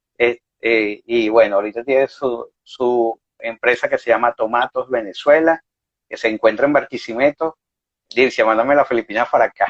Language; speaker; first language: Spanish; native; Spanish